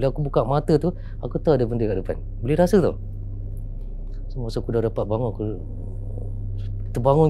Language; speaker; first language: Malay; native; Malay